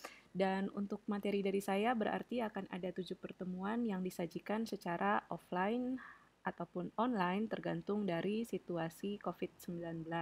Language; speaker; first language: Indonesian; native; Indonesian